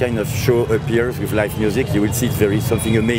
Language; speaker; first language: English; non-native, fluent; French